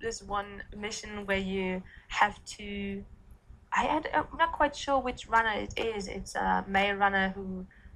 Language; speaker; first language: English; non-native, fluent; German